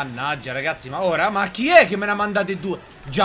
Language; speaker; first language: Italian; native; Italian